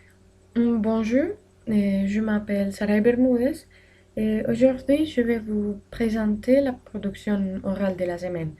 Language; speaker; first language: French; non-native, learner; Spanish